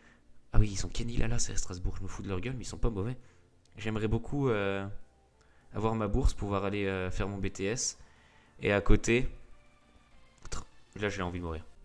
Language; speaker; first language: French; native; French